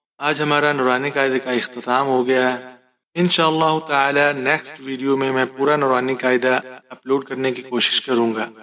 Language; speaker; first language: Urdu; native; Urdu